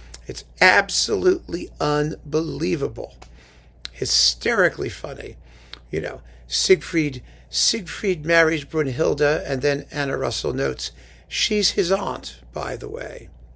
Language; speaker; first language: English; native; English